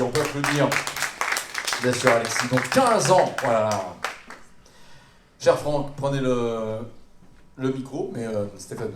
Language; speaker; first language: French; native; French